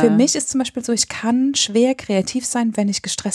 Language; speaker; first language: German; native; German